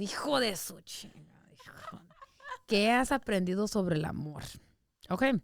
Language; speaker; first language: Spanish; early bilingual, heritage; Spanish